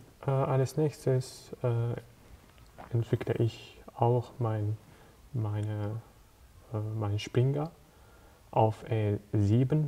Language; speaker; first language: German; non-native, learner; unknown